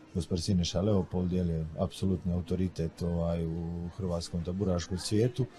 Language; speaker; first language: Croatian; native; Croatian